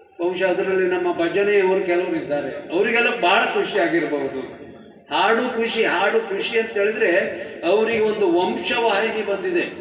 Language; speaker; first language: Kannada; native; Kannada